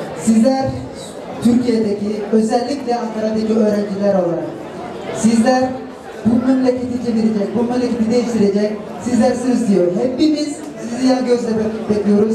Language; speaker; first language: Turkish; non-native, fluent; Somali